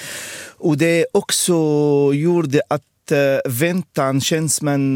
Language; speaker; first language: Swedish; non-native, fluent; Arabic